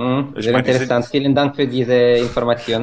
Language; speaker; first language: German; non-native, fluent; Russian